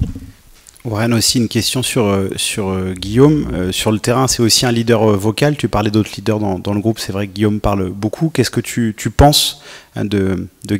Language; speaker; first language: French; native; French